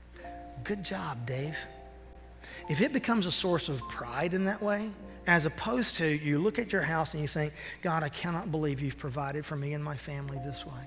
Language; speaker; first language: English; native; English